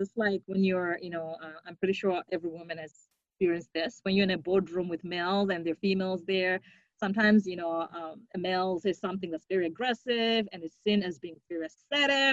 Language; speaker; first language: English; non-native, local second language; Shona